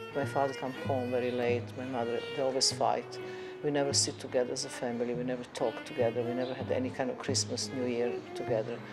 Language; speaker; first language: English; non-native, fluent; Serbian